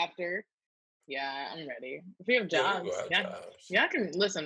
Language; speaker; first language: English; native; English